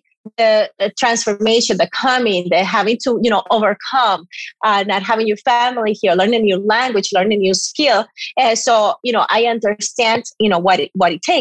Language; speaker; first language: English; non-native, fluent; Spanish